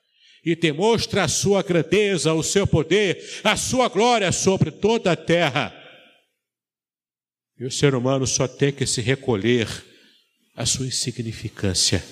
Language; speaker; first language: Portuguese; native; Portuguese